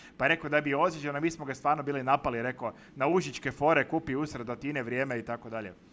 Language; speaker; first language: Croatian; native; Croatian